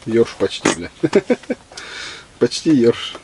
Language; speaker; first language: Russian; native; Russian